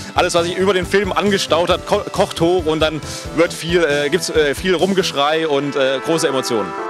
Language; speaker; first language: German; native; German